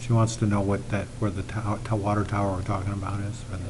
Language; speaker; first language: English; native; English